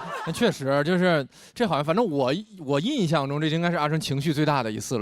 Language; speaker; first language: Chinese; native; Chinese